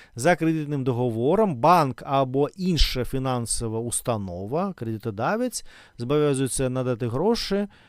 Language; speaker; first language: Ukrainian; non-native, local second language; Russian